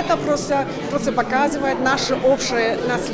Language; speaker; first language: Ukrainian; non-native, local second language; Russian